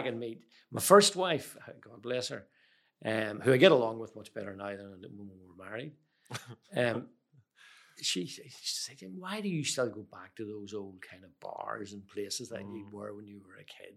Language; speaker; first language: English; native; English